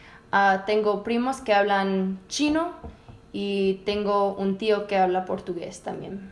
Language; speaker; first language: Spanish; early bilingual, heritage; Spanish